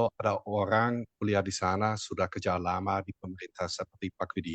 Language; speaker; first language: Indonesian; non-native, fluent; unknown